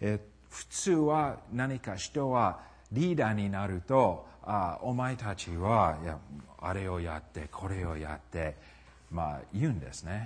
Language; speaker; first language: Japanese; non-native, fluent; English